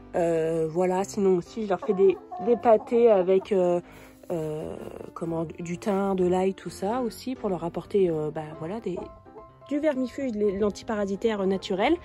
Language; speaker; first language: French; native; French